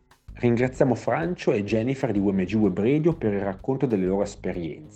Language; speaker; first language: Italian; native; Italian